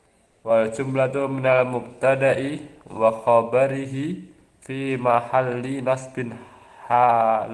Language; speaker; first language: Arabic; non-native, learner; Indonesian